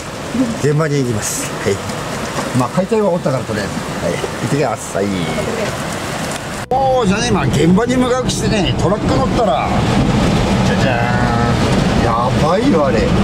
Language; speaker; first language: Japanese; native; Japanese